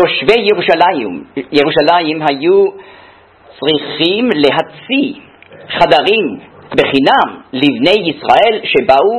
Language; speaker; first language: Hebrew; non-native, fluent; German